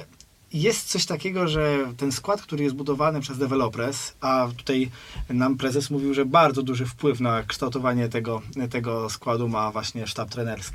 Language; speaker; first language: Polish; native; Polish